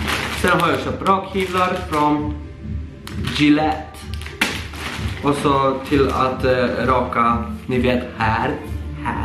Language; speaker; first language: Swedish; early bilingual, other home language; Polish